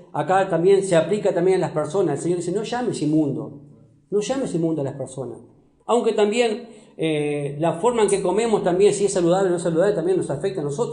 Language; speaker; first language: Spanish; native; Spanish